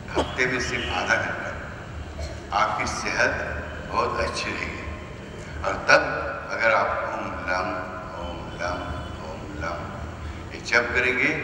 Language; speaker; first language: Hindi; non-native, local second language; Marathi